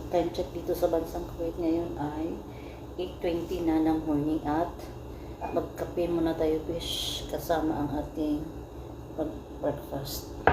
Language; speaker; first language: Filipino; non-native, local second language; Hiligaynon